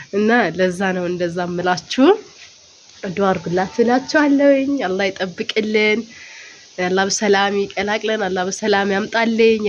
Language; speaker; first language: Amharic; non-native, local second language; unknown